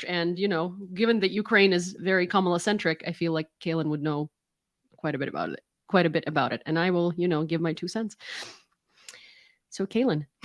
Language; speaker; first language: English; non-native, fluent; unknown